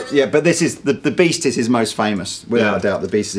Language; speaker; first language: English; native; English